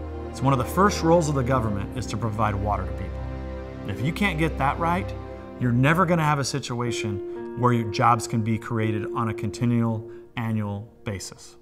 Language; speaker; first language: English; native; English